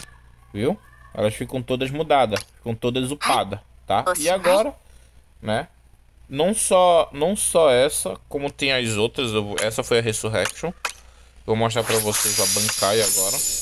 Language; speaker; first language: Portuguese; native; Portuguese